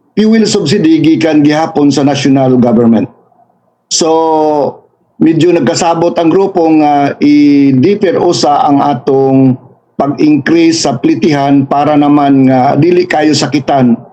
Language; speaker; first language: Cebuano; native; Cebuano